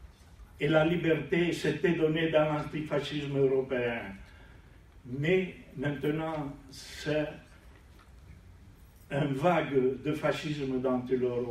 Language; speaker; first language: French; non-native, learner; Italian